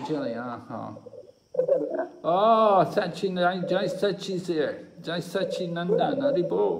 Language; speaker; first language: Chinese; non-native, fluent; English